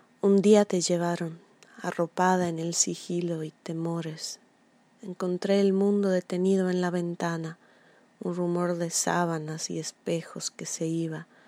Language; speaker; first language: Spanish; non-native, fluent; Italian